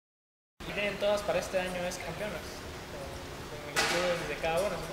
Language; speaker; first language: Spanish; native; Spanish